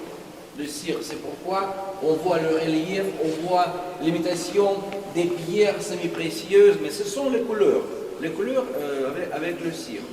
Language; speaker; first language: French; non-native, fluent; Russian